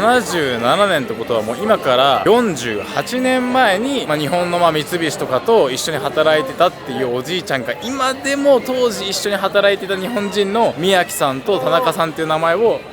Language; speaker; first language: Japanese; native; Japanese